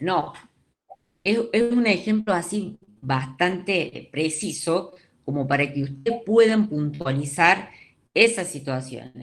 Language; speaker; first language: Spanish; native; Spanish